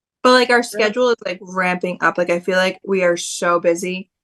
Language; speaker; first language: English; native; English